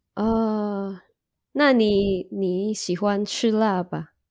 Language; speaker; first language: Chinese; non-native, learner; Indonesian